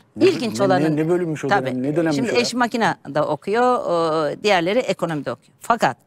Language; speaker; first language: Turkish; native; Turkish